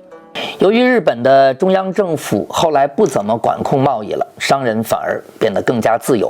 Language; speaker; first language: Chinese; native; Chinese